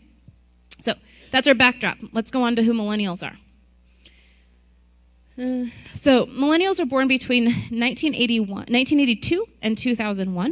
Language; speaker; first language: English; native; English